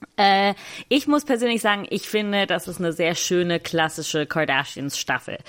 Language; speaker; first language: German; native; German